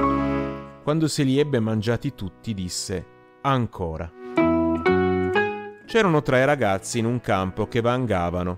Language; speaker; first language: Italian; native; Italian